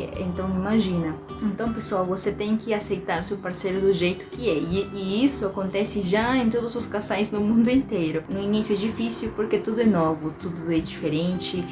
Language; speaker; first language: Portuguese; non-native, fluent; Spanish